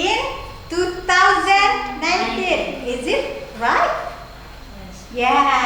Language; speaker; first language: English; non-native, learner; Indonesian